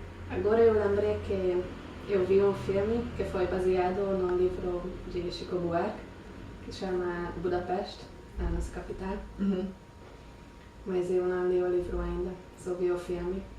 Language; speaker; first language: Portuguese; non-native, fluent; Hungarian